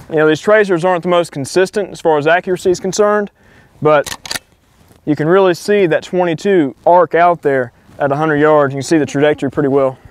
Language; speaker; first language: English; native; English